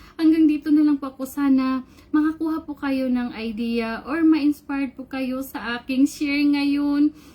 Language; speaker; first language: Filipino; non-native, local second language; Cebuano